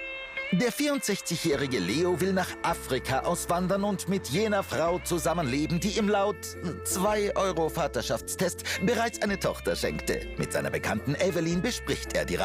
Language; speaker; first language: German; native; German